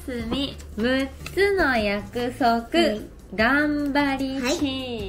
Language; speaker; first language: Japanese; native; Japanese